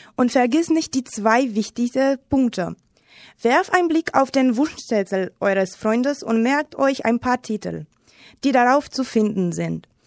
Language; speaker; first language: German; non-native, fluent; Romanian